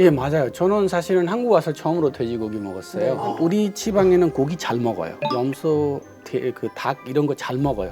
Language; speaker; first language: Korean; non-native, fluent; Hindi